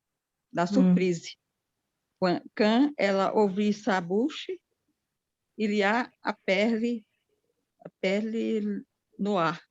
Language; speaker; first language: French; non-native, learner; Portuguese